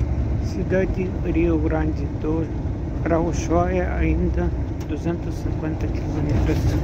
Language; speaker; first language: Portuguese; non-native, learner; Russian